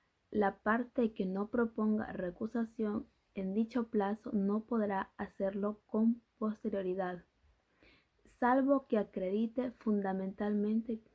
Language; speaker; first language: Spanish; native; Spanish